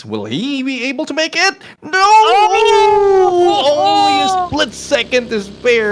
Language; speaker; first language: English; non-native, local second language; Filipino